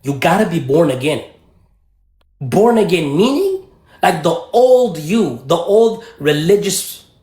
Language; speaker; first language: English; early bilingual, other home language; Amharic